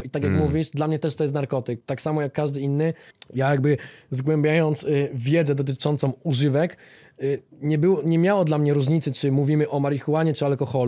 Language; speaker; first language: Polish; native; Polish